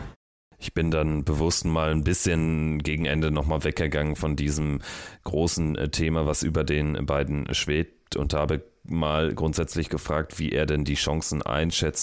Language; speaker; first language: German; native; German